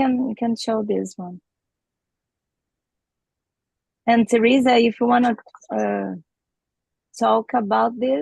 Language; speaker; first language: English; non-native, learner; Portuguese